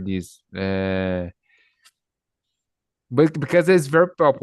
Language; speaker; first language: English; non-native, learner; Portuguese